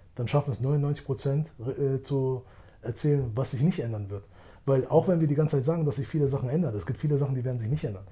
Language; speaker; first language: German; early bilingual, other home language; Albanian